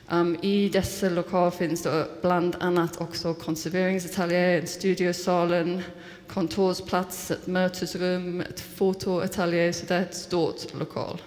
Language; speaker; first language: Swedish; non-native, fluent; English